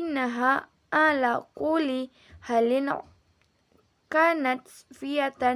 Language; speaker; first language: Arabic; non-native, learner; Indonesian